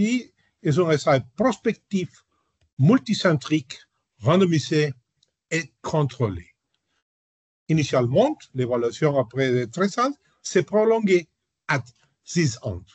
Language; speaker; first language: French; non-native, learner; Spanish